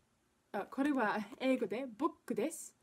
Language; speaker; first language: Japanese; non-native, learner; English